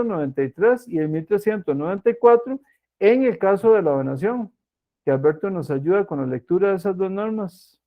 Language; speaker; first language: Spanish; native; Spanish